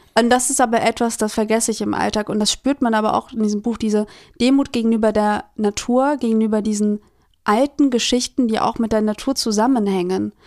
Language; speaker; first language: German; early bilingual, other home language; Greek